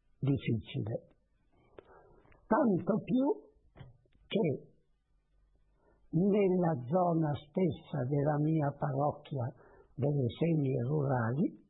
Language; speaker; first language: Italian; native; Italian